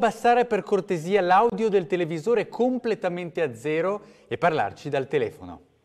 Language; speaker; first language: Italian; native; Italian